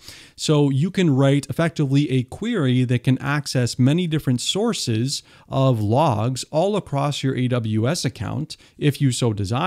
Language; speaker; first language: English; native; English